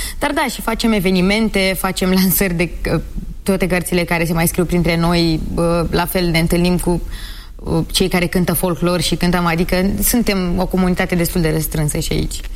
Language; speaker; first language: Romanian; non-native, local second language; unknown